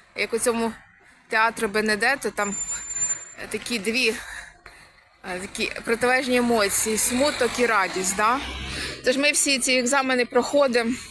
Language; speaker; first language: Ukrainian; native; Ukrainian